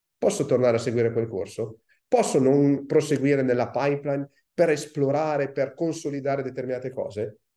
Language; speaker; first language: Italian; native; Italian